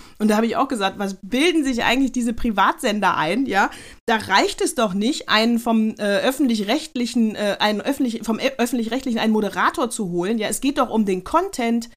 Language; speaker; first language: German; native; German